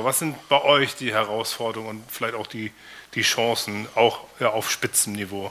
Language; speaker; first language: German; native; German